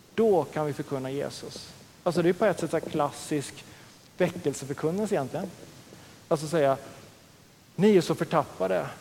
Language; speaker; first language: Swedish; native; Swedish